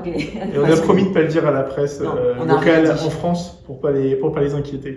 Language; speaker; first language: French; native; French